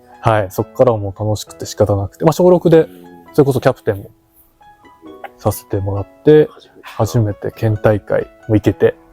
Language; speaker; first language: Japanese; native; Japanese